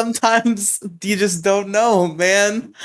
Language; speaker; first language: English; native; English